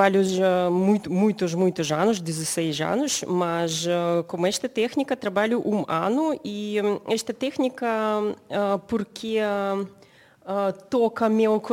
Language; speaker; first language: Portuguese; non-native, learner; Uzbek